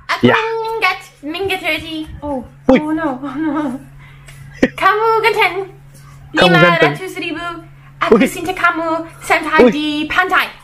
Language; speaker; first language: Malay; non-native, learner; English